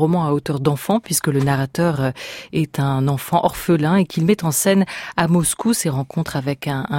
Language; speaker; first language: French; native; French